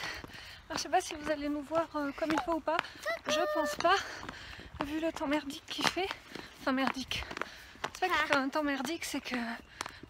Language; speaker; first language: French; native; French